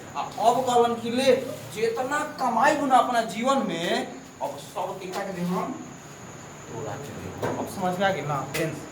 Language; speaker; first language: Hindi; native; Hindi